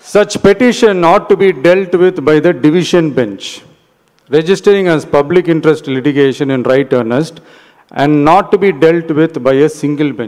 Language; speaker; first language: English; non-native, local second language; Tamil